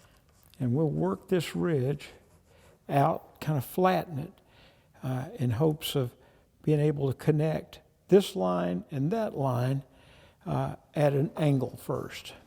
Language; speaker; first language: English; native; English